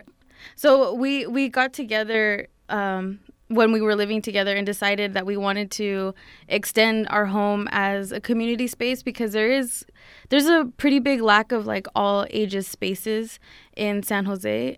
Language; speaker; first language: English; native; English